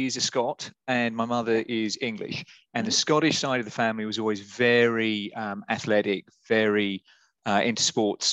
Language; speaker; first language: English; native; English